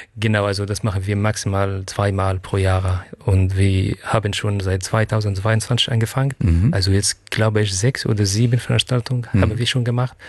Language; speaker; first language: German; non-native, fluent; Arabic